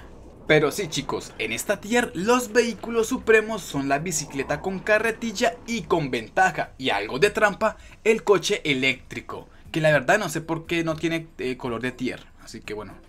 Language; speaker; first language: Spanish; native; Spanish